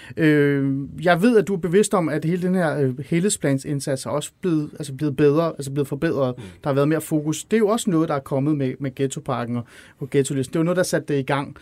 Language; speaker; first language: Danish; early bilingual, other home language; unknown